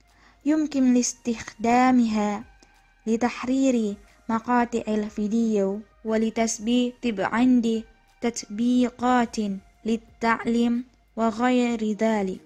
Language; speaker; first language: Arabic; non-native, learner; Indonesian